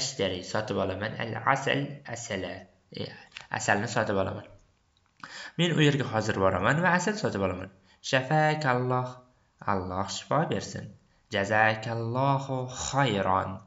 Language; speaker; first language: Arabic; non-native, fluent; Uzbek